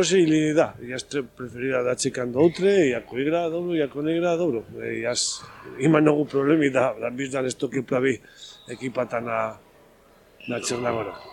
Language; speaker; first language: Macedonian; non-native, learner; Spanish